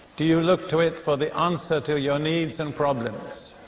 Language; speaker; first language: English; native; English